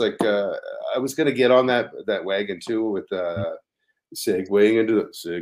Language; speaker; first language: English; native; English